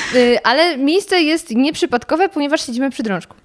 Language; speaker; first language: Polish; native; Polish